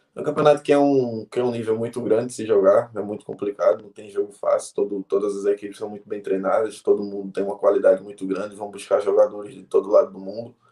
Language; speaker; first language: Portuguese; native; Portuguese